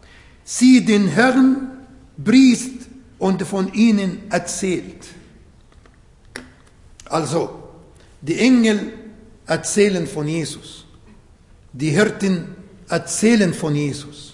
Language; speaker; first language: German; non-native, fluent; Arabic